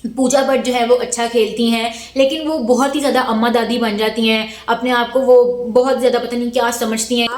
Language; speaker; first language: Urdu; native; Urdu